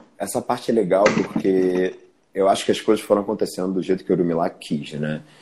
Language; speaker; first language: Portuguese; early bilingual, other home language; Spanish